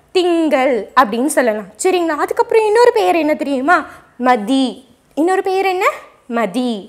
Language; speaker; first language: Tamil; native; Tamil